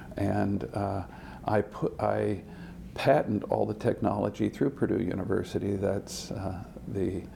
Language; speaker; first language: English; native; English